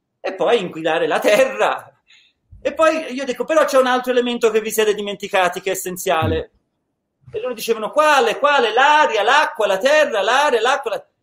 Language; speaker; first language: Italian; early bilingual, heritage; Italian